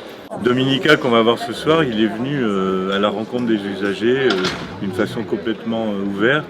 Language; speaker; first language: French; native; French